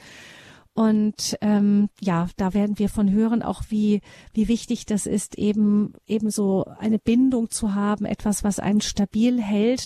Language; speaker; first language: German; native; German